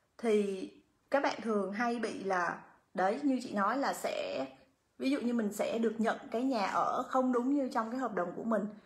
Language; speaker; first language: Vietnamese; native; Vietnamese